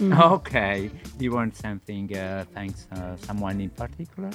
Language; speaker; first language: English; non-native, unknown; Italian